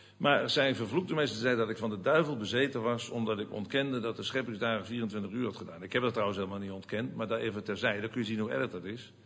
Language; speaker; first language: Dutch; native; Dutch